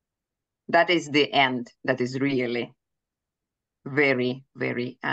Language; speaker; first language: English; non-native, fluent; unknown